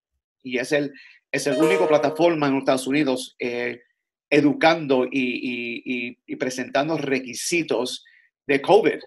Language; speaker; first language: Spanish; early bilingual, other home language; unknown